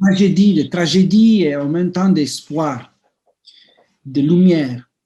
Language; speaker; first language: French; non-native, fluent; Italian